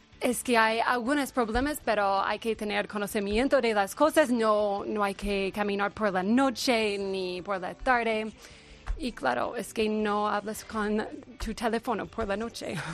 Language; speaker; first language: Spanish; non-native, fluent; English